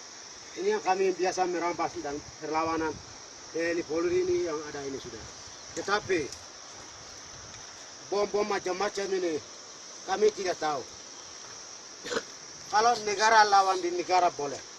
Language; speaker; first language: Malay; non-native, local second language; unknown